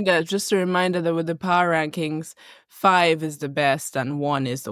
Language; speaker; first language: English; native; English